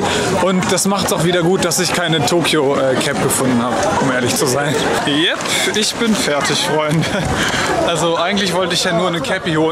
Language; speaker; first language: German; native; German